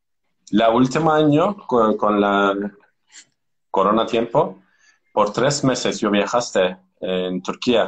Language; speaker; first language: Spanish; non-native, learner; Turkish